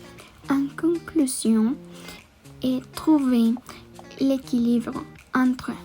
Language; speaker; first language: French; non-native, learner; Spanish